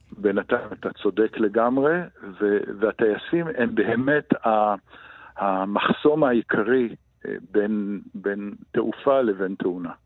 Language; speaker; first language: Hebrew; native; Hebrew